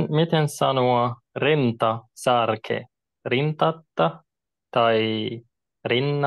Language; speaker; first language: Finnish; non-native, learner; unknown